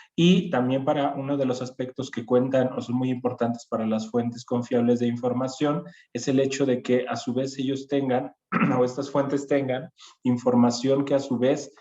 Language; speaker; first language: Spanish; native; Spanish